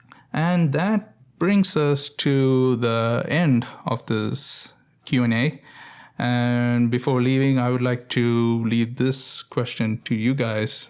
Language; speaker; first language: English; non-native, local second language; Tamil